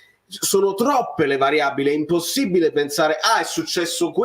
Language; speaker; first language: Italian; native; Italian